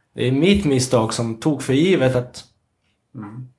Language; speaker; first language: Swedish; non-native, fluent; French